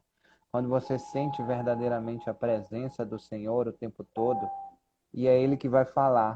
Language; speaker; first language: Portuguese; native; Portuguese